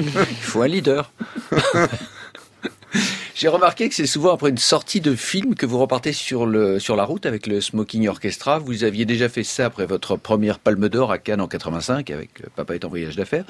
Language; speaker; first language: French; native; French